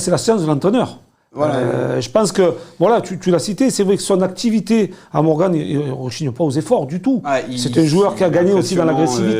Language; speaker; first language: French; native; French